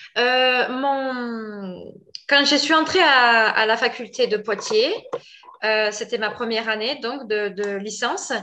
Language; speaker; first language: French; native; French